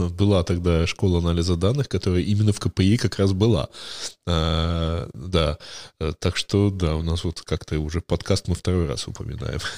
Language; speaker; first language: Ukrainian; non-native, local second language; Russian